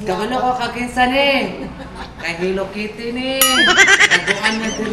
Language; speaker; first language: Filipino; non-native, local second language; Cebuano